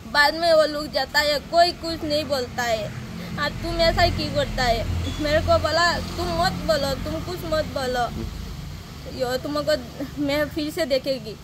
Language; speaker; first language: Hindi; non-native, local second language; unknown